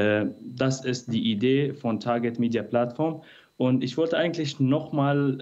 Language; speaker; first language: German; non-native, fluent; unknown